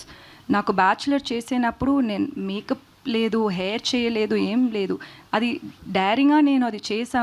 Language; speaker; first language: Telugu; non-native, learner; Tamil